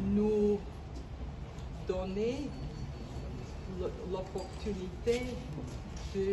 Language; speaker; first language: French; non-native, learner; Bulgarian